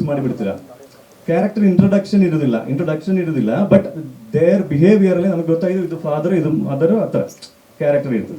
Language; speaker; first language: Kannada; non-native, local second language; Malayalam